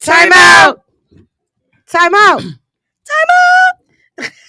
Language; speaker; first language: English; native; English